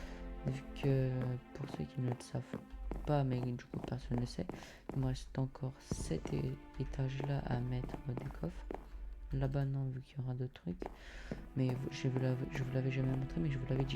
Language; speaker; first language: French; native; French